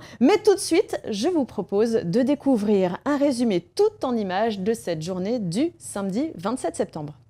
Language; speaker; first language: French; native; French